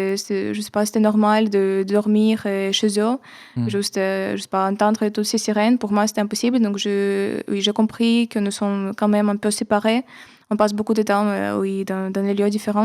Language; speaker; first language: French; non-native, fluent; Ukrainian